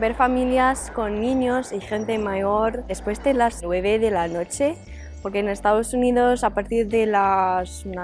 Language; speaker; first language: Spanish; non-native, fluent; English